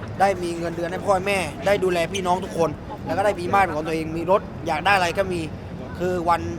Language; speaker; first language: Thai; native; Thai